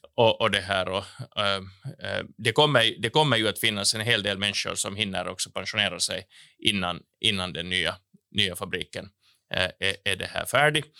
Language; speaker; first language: Swedish; native; Swedish